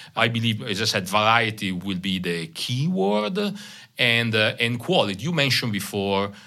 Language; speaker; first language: English; non-native, fluent; Italian